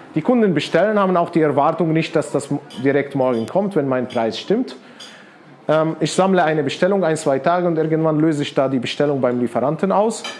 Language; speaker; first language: German; non-native, fluent; Arabic